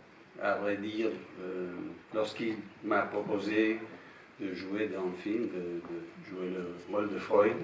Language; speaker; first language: French; non-native, fluent; English